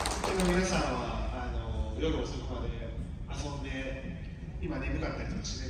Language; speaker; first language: Japanese; native; Japanese